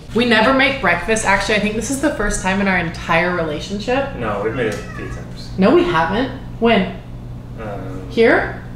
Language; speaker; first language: English; native; English